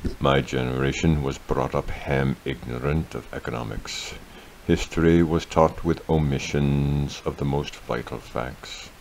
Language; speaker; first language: English; native; English